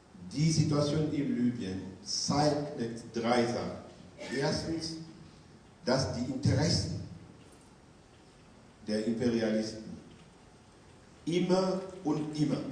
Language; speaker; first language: German; non-native, fluent; French